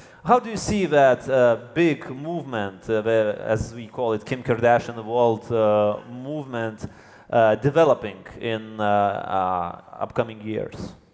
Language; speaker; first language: English; non-native, fluent; Lithuanian